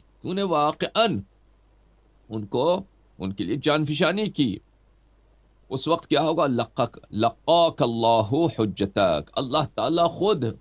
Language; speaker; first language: Urdu; non-native, fluent; Persian